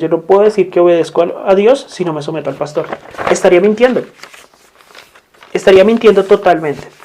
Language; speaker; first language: Spanish; native; Spanish